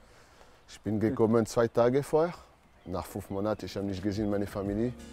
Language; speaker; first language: German; non-native, learner; French